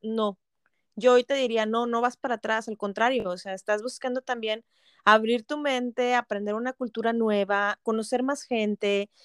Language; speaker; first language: Spanish; native; Spanish